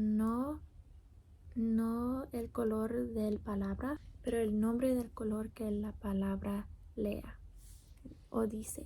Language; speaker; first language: Spanish; non-native, learner; English